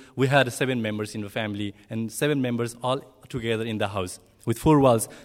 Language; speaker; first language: English; non-native, learner; Nepali